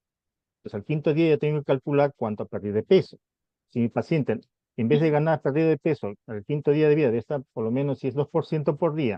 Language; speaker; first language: Spanish; native; Spanish